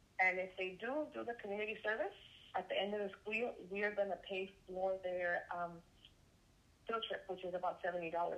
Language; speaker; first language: English; early bilingual, other home language; Spanish